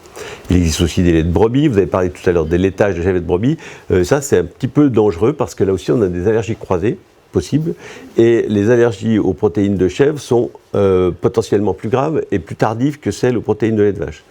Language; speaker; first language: French; native; French